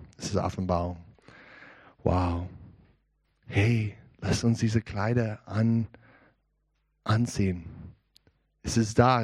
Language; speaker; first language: German; non-native, learner; English